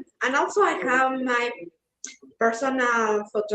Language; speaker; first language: English; non-native, learner; Spanish